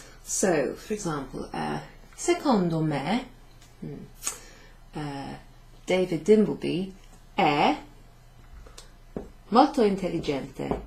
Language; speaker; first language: Italian; non-native, fluent; English